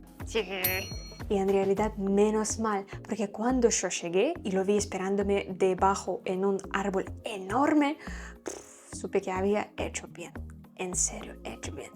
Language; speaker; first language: Spanish; non-native, learner; Russian